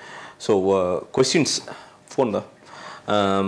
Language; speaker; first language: Tamil; native; Tamil